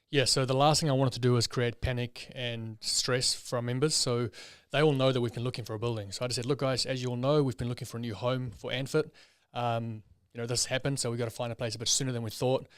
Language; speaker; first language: English; native; English